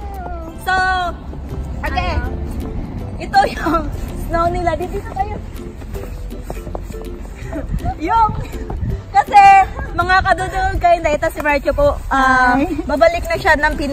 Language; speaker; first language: Filipino; non-native, local second language; Cebuano